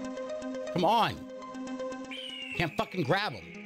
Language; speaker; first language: English; native; English